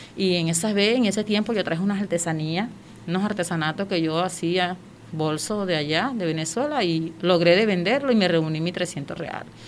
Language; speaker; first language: Spanish; non-native, local second language; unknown